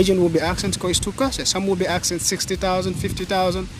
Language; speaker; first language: English; non-native, local second language; Wolof